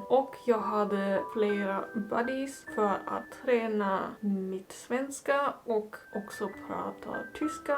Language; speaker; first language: Swedish; non-native, learner; German